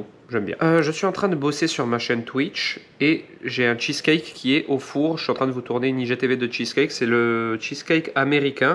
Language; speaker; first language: French; native; French